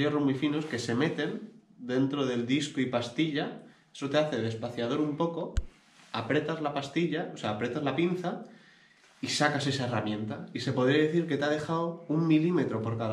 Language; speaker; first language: Spanish; native; Spanish